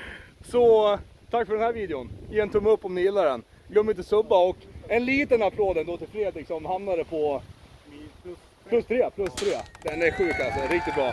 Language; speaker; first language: Swedish; native; Swedish